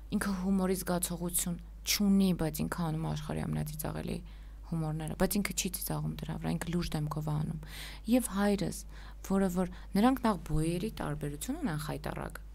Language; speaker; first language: Armenian; native; Armenian